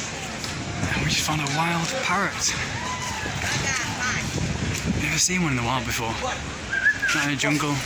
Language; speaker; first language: English; native; English